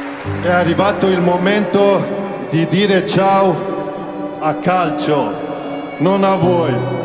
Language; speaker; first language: Italian; non-native, fluent; Swedish